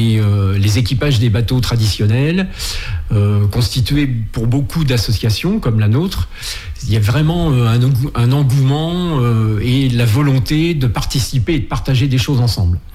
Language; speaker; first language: French; native; French